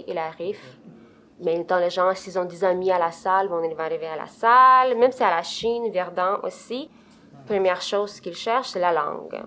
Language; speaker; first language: French; non-native, fluent; Romanian